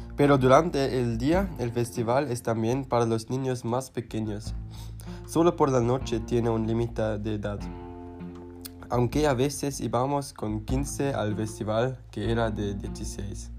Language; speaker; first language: Spanish; non-native, learner; German